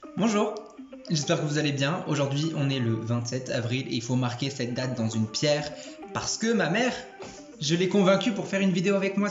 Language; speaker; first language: French; early bilingual, other home language; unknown